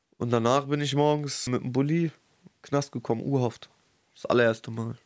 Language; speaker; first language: German; early bilingual, other home language; Russian